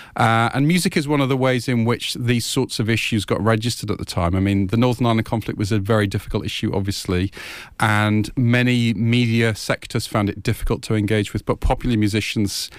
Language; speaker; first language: English; native; English